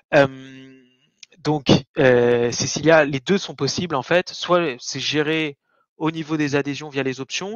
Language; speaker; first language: French; native; French